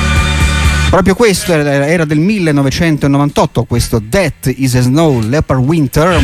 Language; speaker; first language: Italian; native; Italian